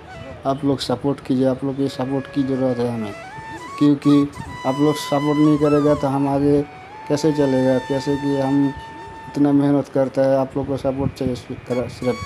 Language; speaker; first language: Hindi; non-native, local second language; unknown